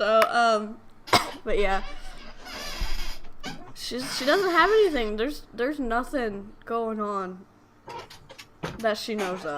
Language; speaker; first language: English; native; English